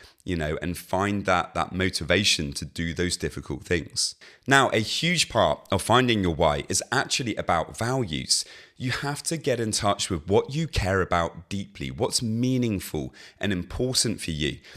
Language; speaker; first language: English; native; English